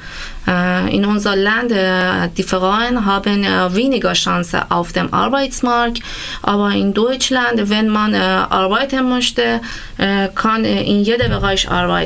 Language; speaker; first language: German; non-native, learner; Persian